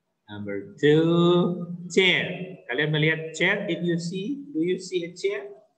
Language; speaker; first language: English; non-native, fluent; Indonesian